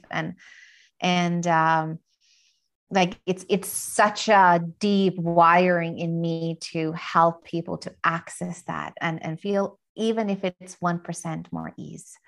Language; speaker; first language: English; non-native, fluent; Finnish